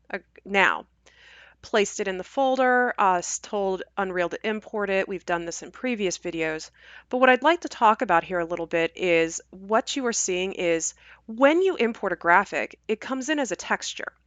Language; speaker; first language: English; native; English